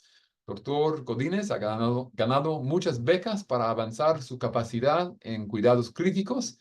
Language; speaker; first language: Spanish; non-native, fluent; English